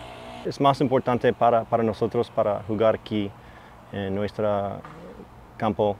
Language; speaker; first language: Spanish; non-native, fluent; English